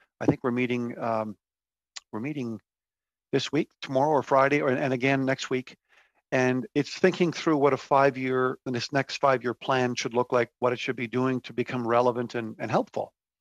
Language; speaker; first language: English; native; English